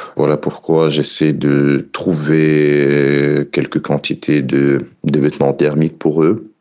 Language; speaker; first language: French; non-native, fluent; Ukrainian